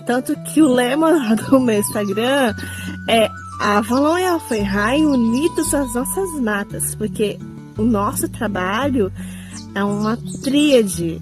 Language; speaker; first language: Portuguese; native; Portuguese